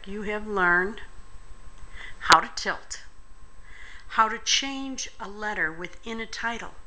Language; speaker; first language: English; native; English